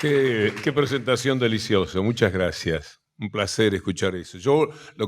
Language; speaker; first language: Spanish; native; Spanish